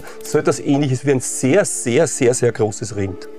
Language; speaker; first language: German; native; German